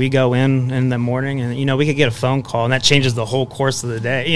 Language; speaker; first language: English; native; English